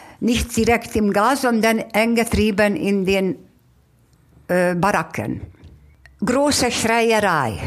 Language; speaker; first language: German; non-native, fluent; Hungarian